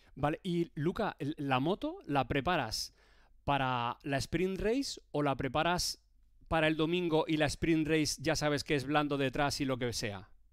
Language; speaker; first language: Spanish; native; Spanish